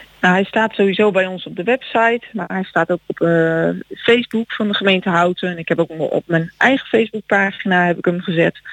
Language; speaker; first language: Dutch; native; Dutch